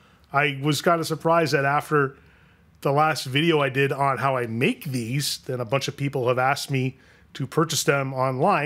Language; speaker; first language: English; native; English